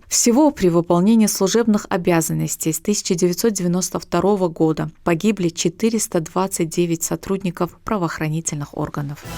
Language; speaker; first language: Russian; native; Russian